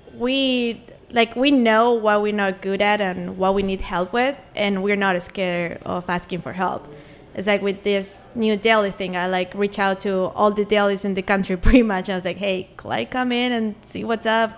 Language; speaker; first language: English; non-native, fluent; Spanish